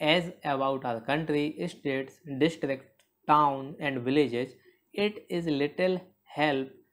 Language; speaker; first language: Hindi; native; Hindi